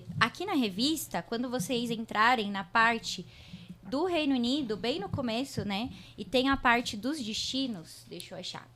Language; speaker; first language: Portuguese; native; Portuguese